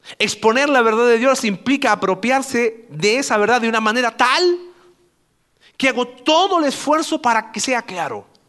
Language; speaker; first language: Spanish; native; Spanish